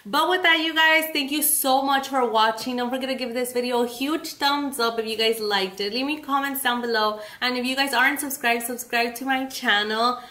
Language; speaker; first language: English; early bilingual, other home language; Spanish